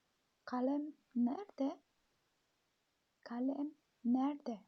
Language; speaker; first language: Turkish; non-native, fluent; Indonesian